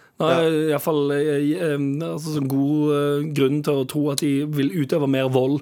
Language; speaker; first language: Norwegian; early bilingual, other home language; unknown